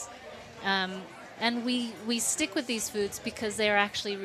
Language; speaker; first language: English; non-native, local second language; Cantonese